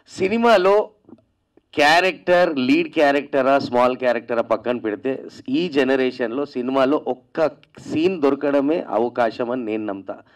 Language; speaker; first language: Telugu; native; Telugu